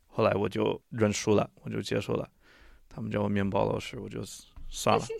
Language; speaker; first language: Chinese; non-native, fluent; English